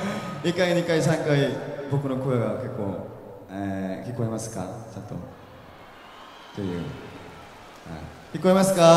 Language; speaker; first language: Japanese; non-native, learner; Korean